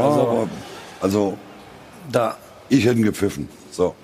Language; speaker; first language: German; native; German